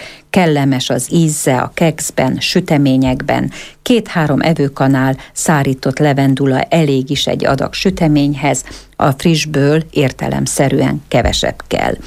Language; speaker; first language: Hungarian; native; Hungarian